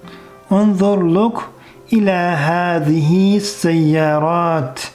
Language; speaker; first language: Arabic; non-native, fluent; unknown